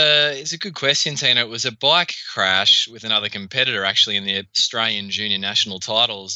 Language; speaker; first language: English; native; English